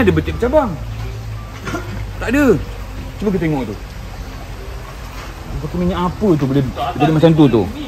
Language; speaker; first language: Malay; native; Malay